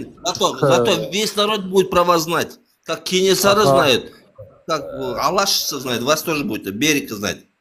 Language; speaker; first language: Russian; non-native, local second language; Kazakh